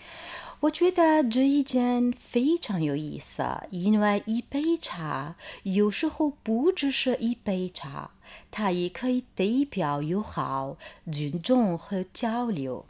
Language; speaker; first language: Chinese; non-native, fluent; Arabic